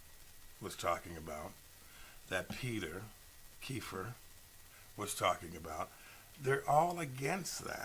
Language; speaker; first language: English; native; English